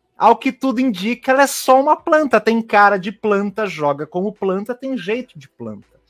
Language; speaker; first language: Portuguese; native; Portuguese